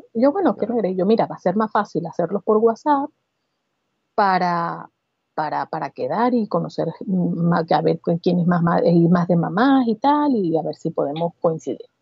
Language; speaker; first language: Spanish; native; Spanish